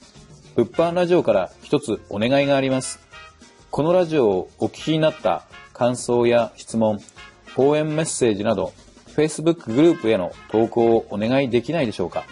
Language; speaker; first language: Japanese; native; Japanese